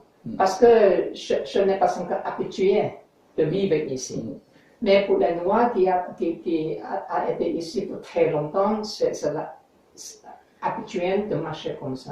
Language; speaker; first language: French; non-native, learner; English